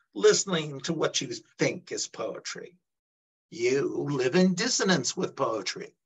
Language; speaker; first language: English; early bilingual, other home language; Italian